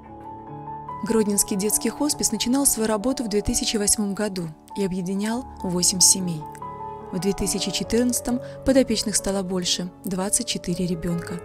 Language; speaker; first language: Russian; native; Russian